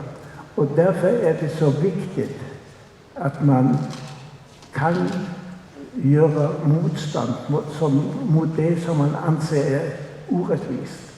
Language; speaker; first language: Swedish; non-native, fluent; German